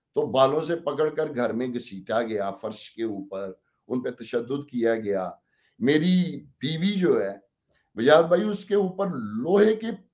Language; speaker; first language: Urdu; non-native, local second language; Punjabi